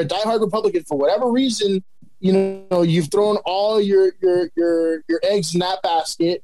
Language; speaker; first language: English; native; English